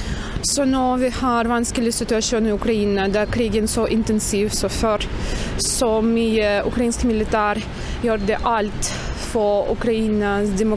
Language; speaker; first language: Norwegian; non-native, learner; Ukrainian